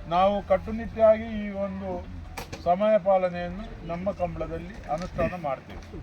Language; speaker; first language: Kannada; non-native, local second language; Tulu